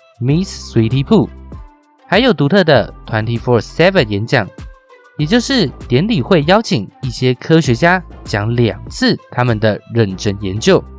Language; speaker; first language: Chinese; native; Chinese